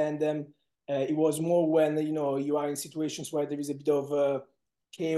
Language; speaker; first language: English; non-native, fluent; Italian